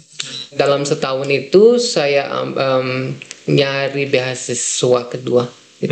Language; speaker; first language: Indonesian; non-native, fluent; Dutch